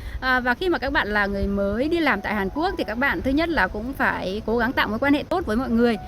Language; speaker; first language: Vietnamese; native; Vietnamese